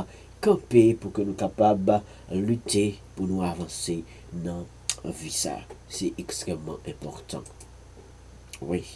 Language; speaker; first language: French; non-native, learner; Haitian Creole